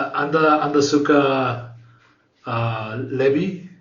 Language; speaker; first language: Indonesian; non-native, learner; English